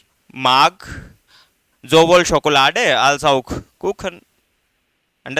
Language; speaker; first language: German; non-native, fluent; Hindi